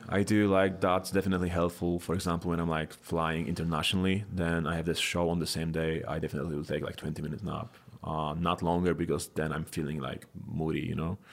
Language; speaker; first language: English; non-native, fluent; Polish